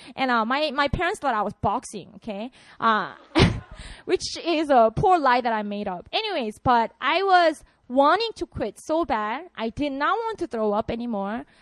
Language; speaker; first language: English; non-native, fluent; Korean